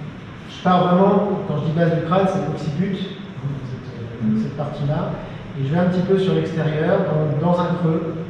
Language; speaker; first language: French; native; French